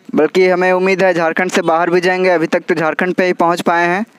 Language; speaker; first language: Hindi; native; Hindi